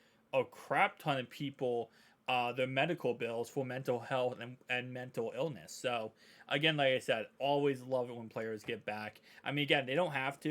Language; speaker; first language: English; native; English